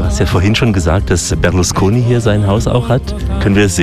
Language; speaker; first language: German; native; German